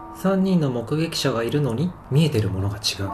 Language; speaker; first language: Japanese; native; Japanese